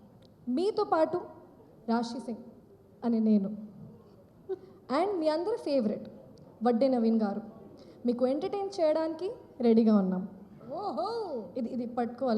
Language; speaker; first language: Telugu; non-native, local second language; Hindi